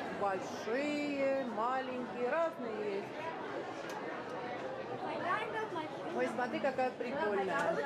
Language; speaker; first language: Russian; native; Russian